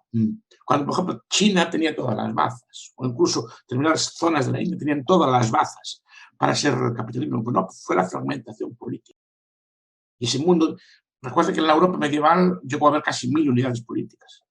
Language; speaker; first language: Spanish; native; Spanish